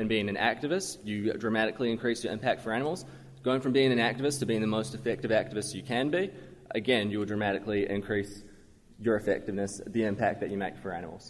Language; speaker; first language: English; native; English